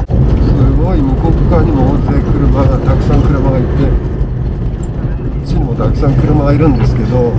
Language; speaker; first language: Japanese; native; Japanese